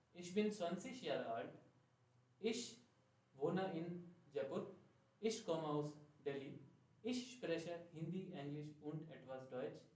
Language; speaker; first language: German; non-native, fluent; Hindi